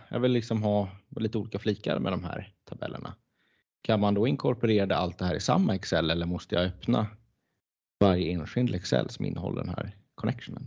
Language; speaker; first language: Swedish; native; Swedish